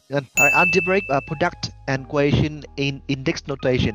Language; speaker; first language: English; non-native, fluent; Vietnamese